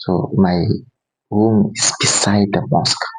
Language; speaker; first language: English; non-native, local second language; Yoruba